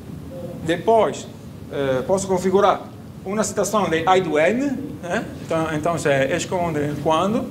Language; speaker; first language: Portuguese; non-native, fluent; Italian